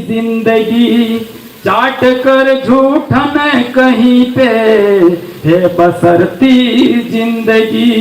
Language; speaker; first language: Hindi; non-native, local second language; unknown